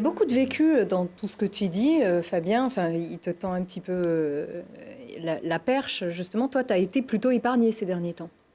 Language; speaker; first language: French; native; French